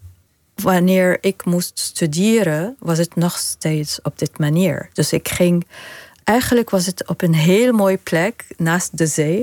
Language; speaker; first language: Dutch; non-native, fluent; Arabic